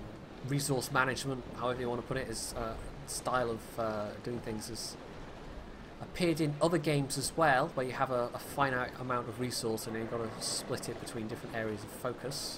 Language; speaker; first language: English; native; English